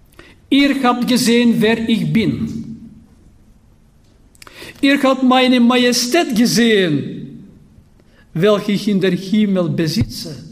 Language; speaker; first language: German; non-native, fluent; Bulgarian